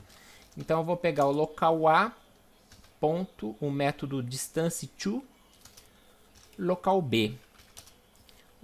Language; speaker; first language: Portuguese; native; Portuguese